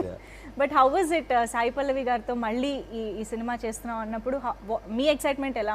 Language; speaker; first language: Telugu; native; Telugu